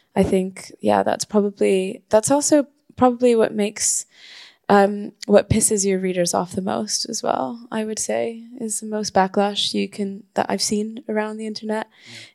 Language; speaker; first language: English; non-native, fluent; Spanish